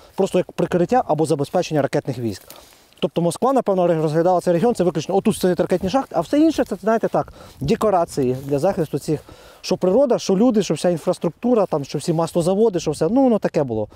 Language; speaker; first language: Ukrainian; native; Ukrainian